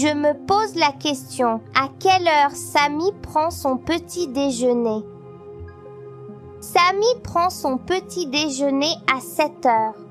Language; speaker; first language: French; non-native, local second language; Arabic